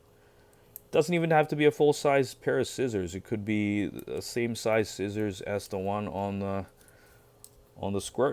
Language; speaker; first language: English; native; English